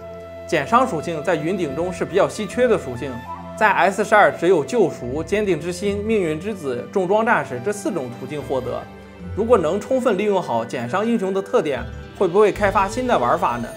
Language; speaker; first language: Chinese; native; Chinese